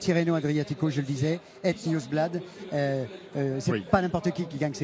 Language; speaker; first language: French; native; French